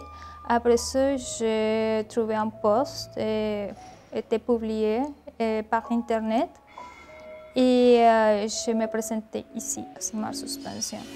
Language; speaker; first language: French; non-native, learner; Spanish